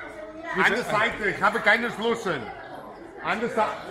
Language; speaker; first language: German; non-native, learner; Spanish